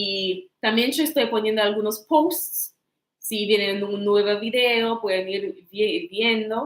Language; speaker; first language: Spanish; non-native, fluent; English